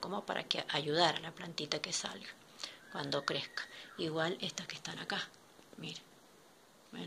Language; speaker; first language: Spanish; native; Spanish